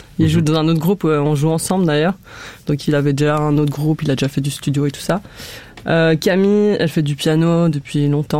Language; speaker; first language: French; native; French